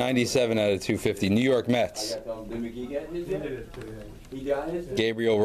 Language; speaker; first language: English; native; English